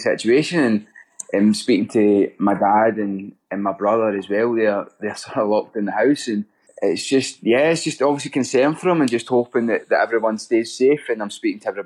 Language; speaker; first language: English; native; English